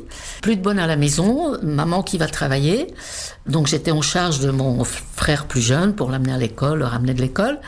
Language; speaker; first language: French; non-native, fluent; Czech